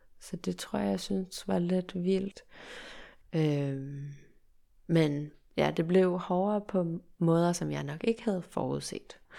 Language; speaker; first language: Danish; early bilingual, heritage; Danish